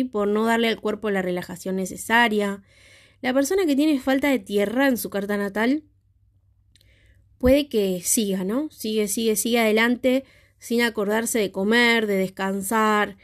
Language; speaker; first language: Spanish; native; Spanish